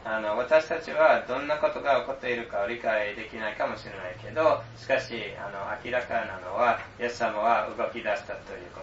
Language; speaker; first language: Japanese; non-native, fluent; English